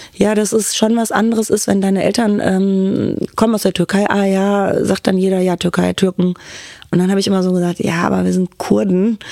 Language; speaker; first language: German; early bilingual, other home language; Turkish